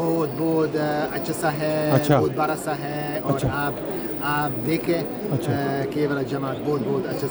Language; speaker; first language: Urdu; non-native, learner; Croatian